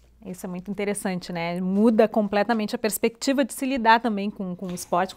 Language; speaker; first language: Portuguese; native; Portuguese